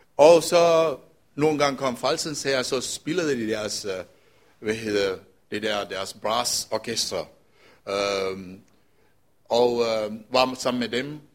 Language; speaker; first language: Danish; non-native, fluent; Tamil